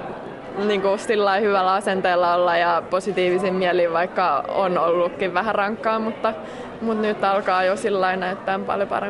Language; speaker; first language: Finnish; native; Finnish